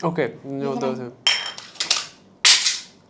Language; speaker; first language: Vietnamese; non-native, learner; English